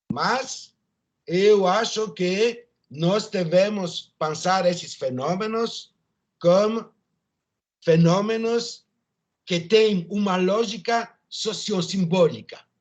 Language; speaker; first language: Portuguese; non-native, learner; French